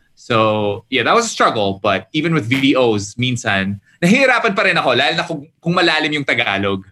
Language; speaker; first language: English; native; English